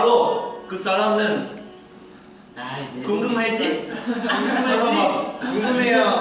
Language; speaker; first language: Korean; non-native, fluent; Chinese